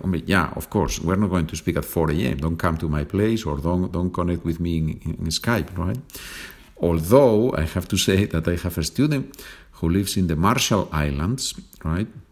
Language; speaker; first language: English; non-native, fluent; Spanish